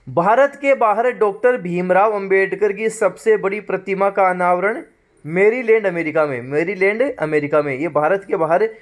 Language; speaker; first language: Hindi; native; Hindi